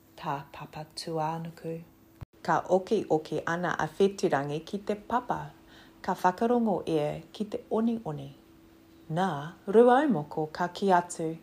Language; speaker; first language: Māori; non-native, local second language; English